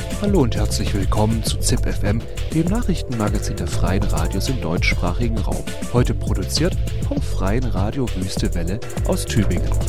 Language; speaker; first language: German; native; German